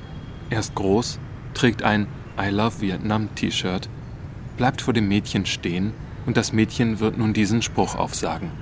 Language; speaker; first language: German; native; German